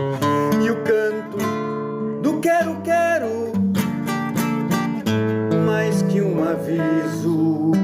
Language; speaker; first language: Portuguese; native; Portuguese